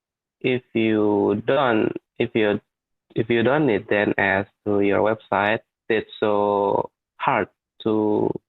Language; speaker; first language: English; non-native, learner; Indonesian